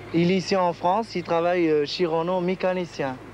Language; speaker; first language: French; non-native, learner; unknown